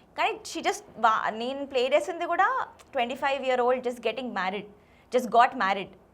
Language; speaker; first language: Telugu; native; Telugu